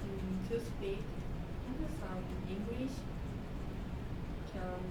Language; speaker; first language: English; non-native, learner; Japanese